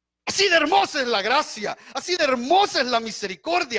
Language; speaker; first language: Spanish; native; Spanish